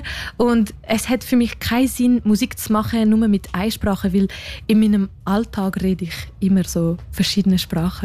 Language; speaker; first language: German; non-native, local second language; French